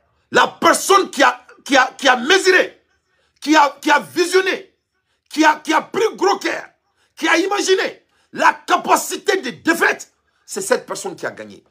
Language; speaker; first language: French; non-native, local second language; Bambara